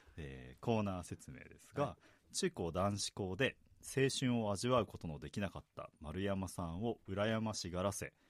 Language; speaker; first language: Japanese; native; Japanese